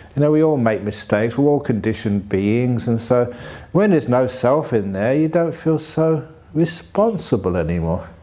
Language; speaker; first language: English; native; English